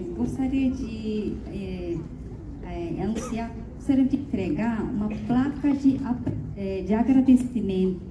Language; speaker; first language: Portuguese; early bilingual, heritage; Korean